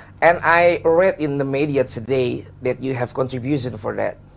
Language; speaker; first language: English; non-native, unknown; Indonesian